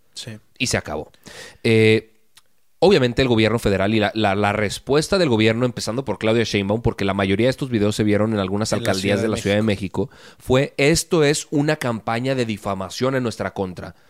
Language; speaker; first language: Spanish; native; Spanish